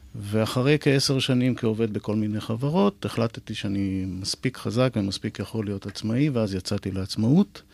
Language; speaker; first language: Hebrew; native; Hebrew